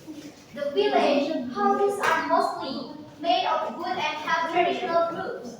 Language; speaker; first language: English; non-native, learner; Indonesian